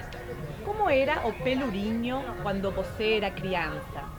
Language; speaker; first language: Portuguese; non-native, fluent; Spanish